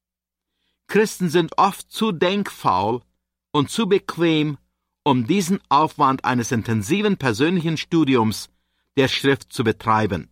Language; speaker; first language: German; native; German